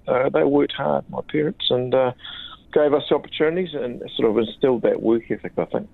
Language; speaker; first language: English; native; English